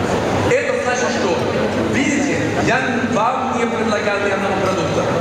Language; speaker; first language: Russian; non-native, fluent; Swedish